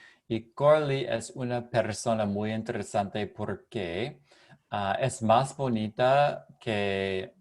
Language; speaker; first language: Spanish; non-native, learner; English